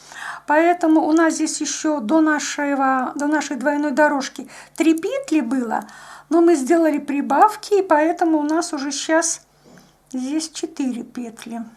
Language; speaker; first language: Russian; native; Russian